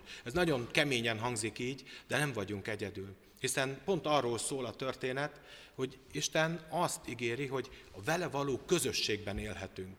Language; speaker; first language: Hungarian; native; Hungarian